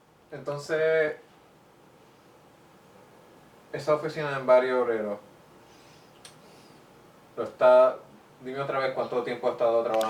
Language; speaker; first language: Spanish; early bilingual, heritage; English